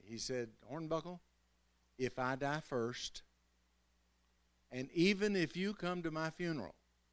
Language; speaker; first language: English; native; English